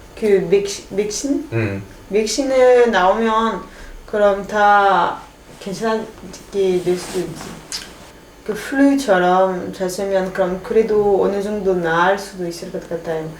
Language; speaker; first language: Korean; non-native, fluent; French